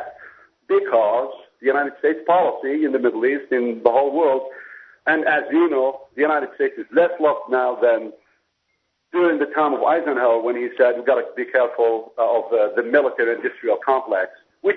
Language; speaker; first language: English; non-native, fluent; Berber languages